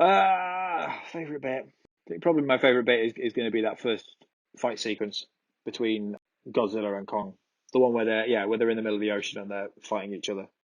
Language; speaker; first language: English; native; English